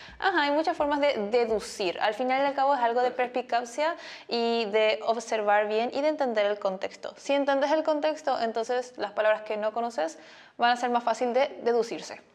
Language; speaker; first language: Spanish; native; Spanish